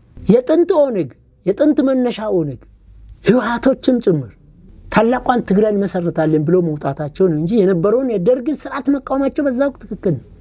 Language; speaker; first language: Amharic; non-native, local second language; Oromo